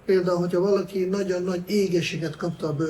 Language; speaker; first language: Hungarian; non-native, fluent; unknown